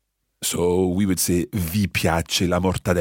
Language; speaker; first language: Italian; non-native, fluent; English